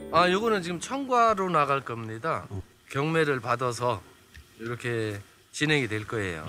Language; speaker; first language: Korean; native; Korean